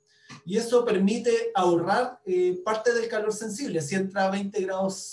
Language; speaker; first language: Spanish; native; Spanish